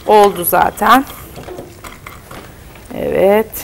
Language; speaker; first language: Turkish; native; Turkish